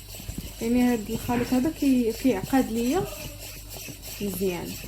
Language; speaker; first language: Arabic; native; Arabic